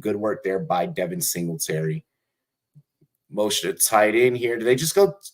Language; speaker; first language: English; native; English